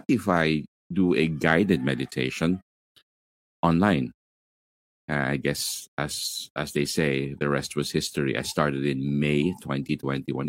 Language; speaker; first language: English; non-native, local second language; Filipino